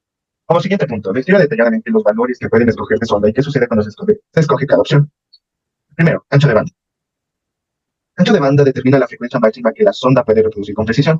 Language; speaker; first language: Spanish; native; Spanish